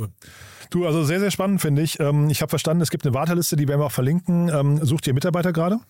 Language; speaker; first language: German; native; German